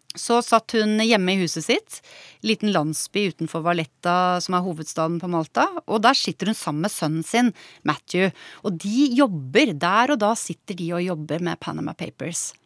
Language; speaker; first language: Norwegian; native; Norwegian